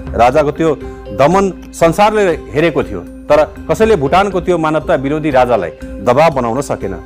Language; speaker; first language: Nepali; native; Nepali